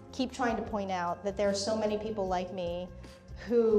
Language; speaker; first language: English; native; English